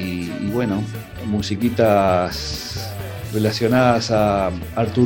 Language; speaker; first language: Spanish; native; Spanish